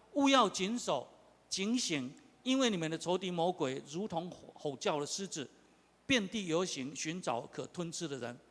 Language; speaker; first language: Chinese; non-native, local second language; Min Nan Chinese